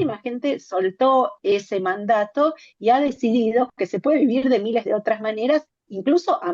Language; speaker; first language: Spanish; native; Spanish